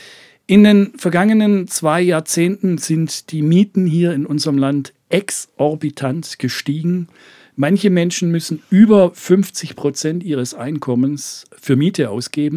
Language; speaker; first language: German; native; German